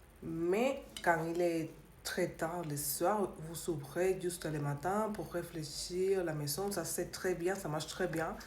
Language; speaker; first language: French; non-native, learner; Spanish